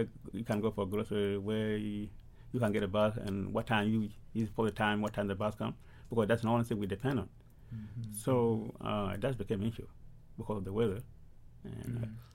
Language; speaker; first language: English; early bilingual, other home language; Arabic